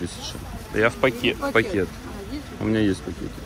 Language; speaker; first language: Russian; native; Russian